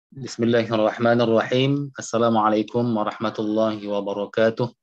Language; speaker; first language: Indonesian; native; Indonesian